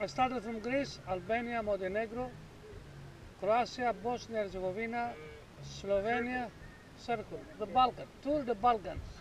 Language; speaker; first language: English; non-native, learner; Greek